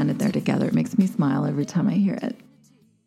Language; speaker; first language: English; native; English